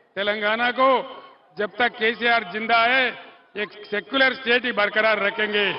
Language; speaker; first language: Hindi; non-native, local second language; Telugu